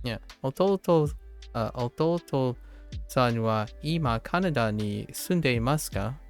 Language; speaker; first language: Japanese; non-native, learner; English